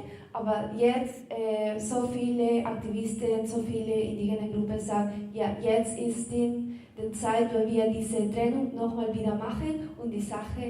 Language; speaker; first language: German; non-native, learner; Spanish